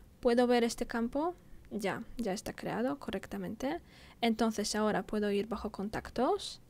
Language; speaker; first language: Spanish; non-native, fluent; Polish